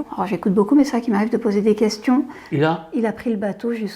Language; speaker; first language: French; native; French